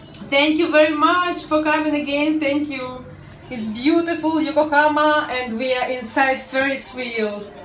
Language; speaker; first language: English; non-native, learner; Russian